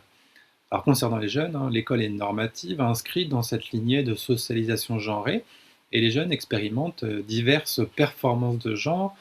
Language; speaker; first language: French; native; French